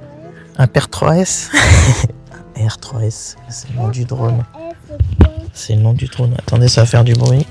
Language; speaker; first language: French; native; French